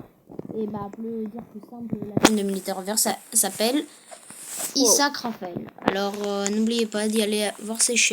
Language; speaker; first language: French; native; French